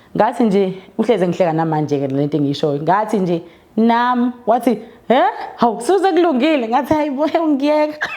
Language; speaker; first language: Zulu; native; Zulu